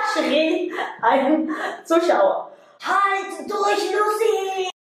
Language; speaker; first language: German; non-native, fluent; Bulgarian